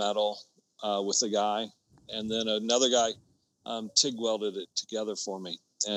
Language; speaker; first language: English; native; English